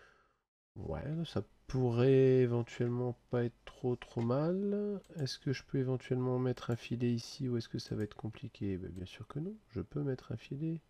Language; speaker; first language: French; native; French